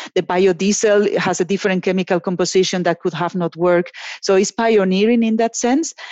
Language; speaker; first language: English; non-native, fluent; Spanish